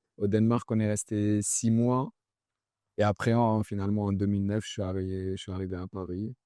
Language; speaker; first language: French; early bilingual, other home language; Chechen